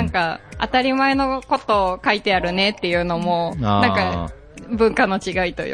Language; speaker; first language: Japanese; native; Japanese